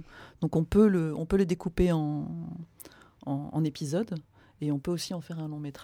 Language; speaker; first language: French; native; French